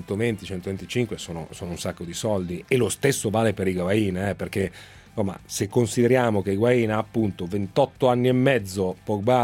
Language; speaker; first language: Italian; native; Italian